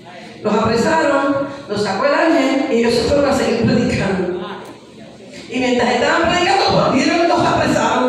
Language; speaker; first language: Spanish; native; Spanish